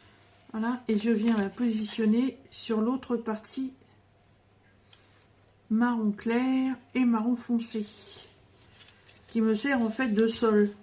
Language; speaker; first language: French; native; French